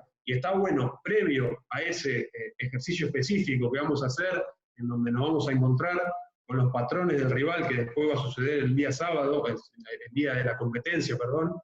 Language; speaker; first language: Spanish; native; Spanish